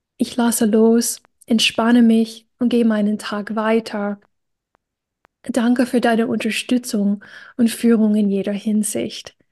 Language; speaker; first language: German; non-native, fluent; English